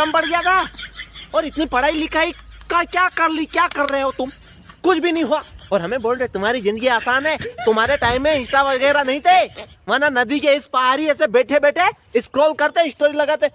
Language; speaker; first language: Hindi; native; Hindi